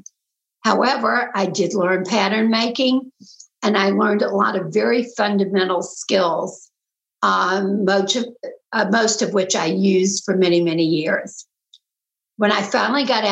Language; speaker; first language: English; native; English